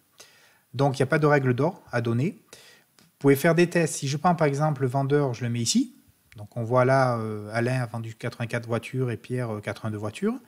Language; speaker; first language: French; native; French